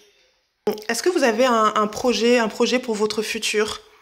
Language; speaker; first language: French; native; French